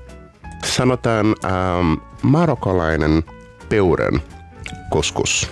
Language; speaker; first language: Finnish; non-native, fluent; Portuguese